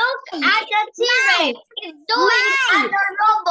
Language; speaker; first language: English; non-native, learner; Vietnamese